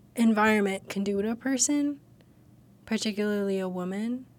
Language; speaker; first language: English; native; English